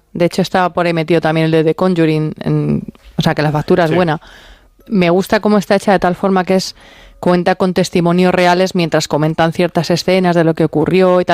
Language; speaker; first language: Spanish; native; Spanish